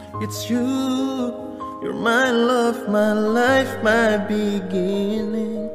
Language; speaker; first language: English; non-native, fluent; Indonesian